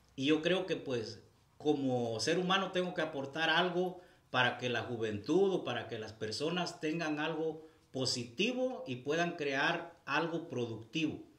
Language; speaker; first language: Spanish; native; Spanish